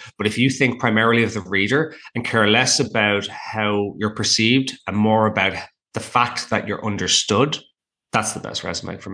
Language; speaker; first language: English; native; English